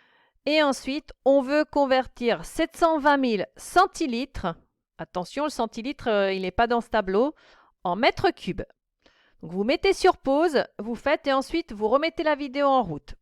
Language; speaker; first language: French; native; French